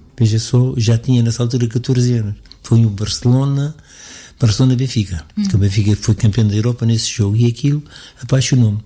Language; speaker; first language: Portuguese; native; Portuguese